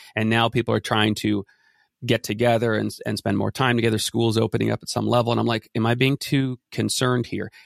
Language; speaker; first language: English; native; English